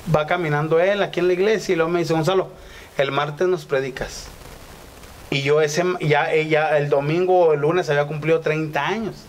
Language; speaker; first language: Spanish; native; Spanish